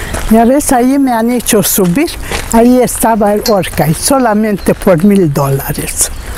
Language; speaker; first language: Spanish; non-native, fluent; Hungarian